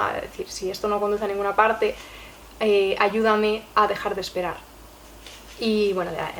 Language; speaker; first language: Spanish; native; Spanish